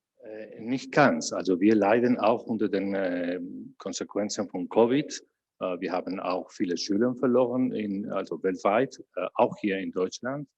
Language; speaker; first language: German; non-native, fluent; Spanish